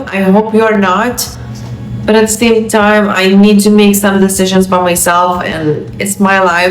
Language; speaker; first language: English; non-native, fluent; Lithuanian